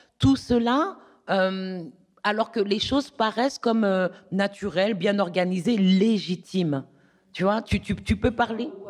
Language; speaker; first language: French; native; French